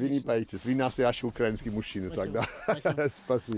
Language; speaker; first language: Russian; non-native, learner; English